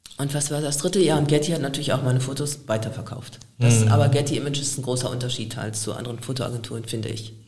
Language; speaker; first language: German; native; German